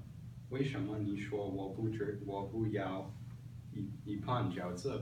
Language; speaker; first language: Chinese; non-native, learner; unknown